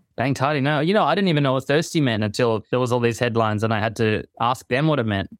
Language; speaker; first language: English; early bilingual, other home language; Filipino